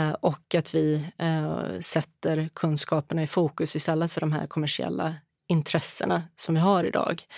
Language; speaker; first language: Swedish; early bilingual, other home language; Bosnian